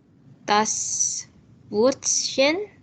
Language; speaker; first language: German; non-native, learner; Indonesian